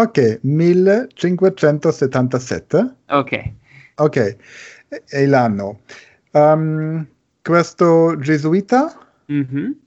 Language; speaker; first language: Italian; non-native, learner; German